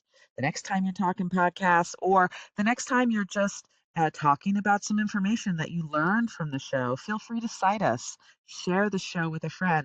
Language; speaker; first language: English; native; English